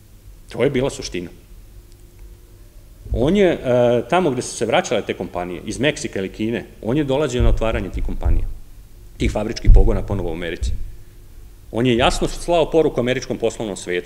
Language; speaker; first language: Serbian; native; Serbian